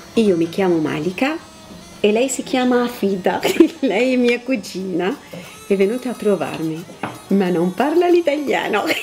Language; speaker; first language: Italian; non-native, fluent; Arabic